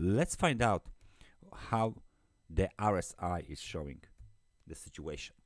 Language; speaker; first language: English; non-native, fluent; Polish